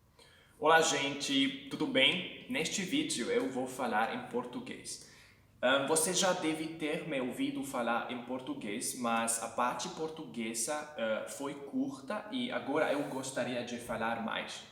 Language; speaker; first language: Portuguese; non-native, fluent; Hungarian